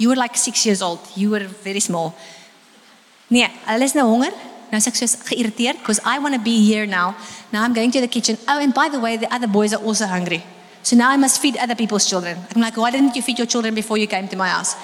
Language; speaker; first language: English; non-native, local second language; Afrikaans